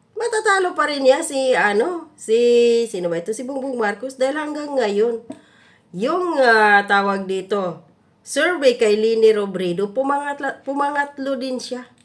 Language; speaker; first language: Filipino; non-native, local second language; Cebuano